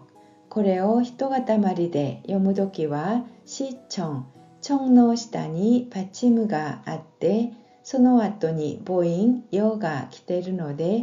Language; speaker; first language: Japanese; non-native, fluent; Korean